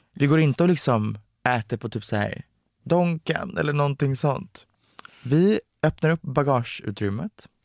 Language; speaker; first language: Swedish; early bilingual, other home language; Romanian